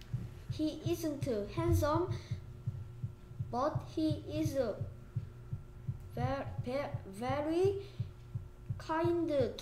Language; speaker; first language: English; non-native, learner; Korean